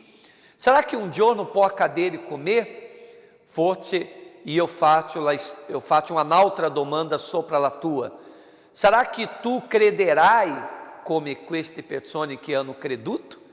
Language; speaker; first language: Italian; non-native, fluent; Portuguese